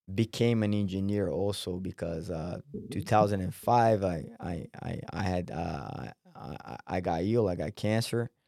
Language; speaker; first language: English; non-native, fluent; Portuguese